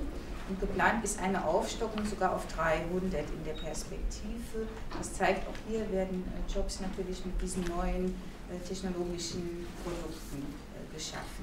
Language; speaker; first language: German; native; German